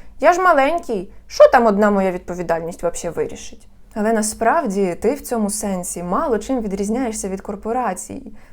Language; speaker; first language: Ukrainian; non-native, local second language; Russian